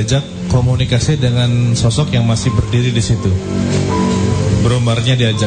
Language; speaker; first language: Indonesian; native; Indonesian